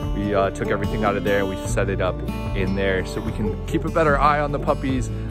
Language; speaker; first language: English; native; English